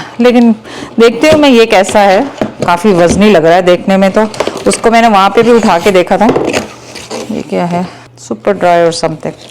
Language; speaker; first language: Urdu; native; Urdu